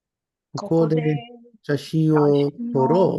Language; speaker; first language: Japanese; non-native, learner; English